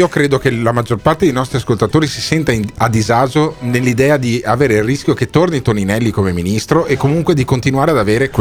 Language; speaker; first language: Italian; native; Italian